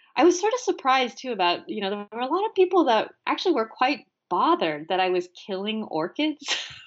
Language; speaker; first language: English; native; English